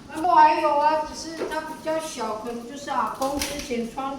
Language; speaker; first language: Chinese; non-native, learner; Filipino